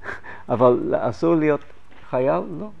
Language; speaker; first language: Hebrew; non-native, fluent; English